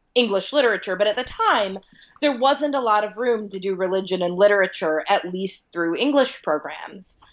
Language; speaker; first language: English; early bilingual, other home language; Hindi